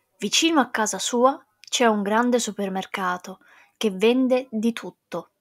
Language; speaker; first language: Italian; non-native, fluent; English